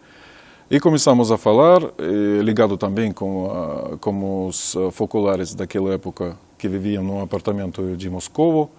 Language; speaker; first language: Portuguese; non-native, fluent; Russian